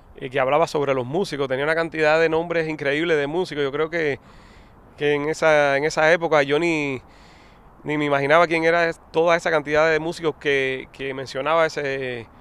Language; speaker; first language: Spanish; native; Spanish